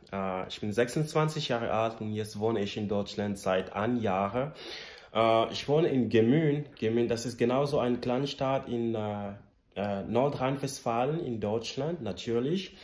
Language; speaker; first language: German; non-native, learner; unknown